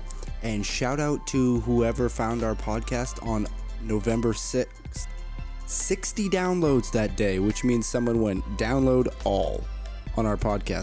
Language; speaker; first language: English; native; English